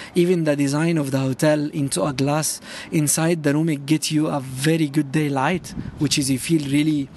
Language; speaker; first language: English; non-native, fluent; Arabic